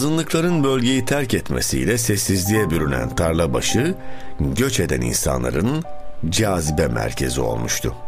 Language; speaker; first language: Turkish; native; Turkish